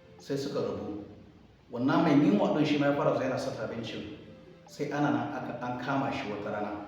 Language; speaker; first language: Hausa; non-native, local second language; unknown